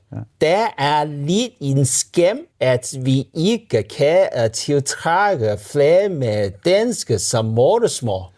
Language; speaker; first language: Danish; non-native, learner; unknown